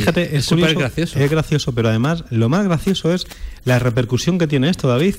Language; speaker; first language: Spanish; native; Spanish